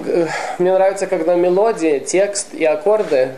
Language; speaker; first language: Russian; early bilingual, heritage; Russian